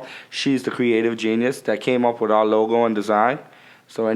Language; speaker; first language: English; native; English